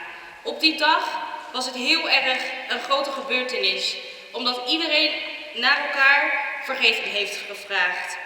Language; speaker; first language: Dutch; early bilingual, other home language; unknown